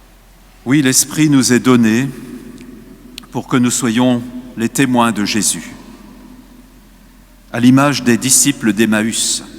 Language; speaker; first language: French; native; French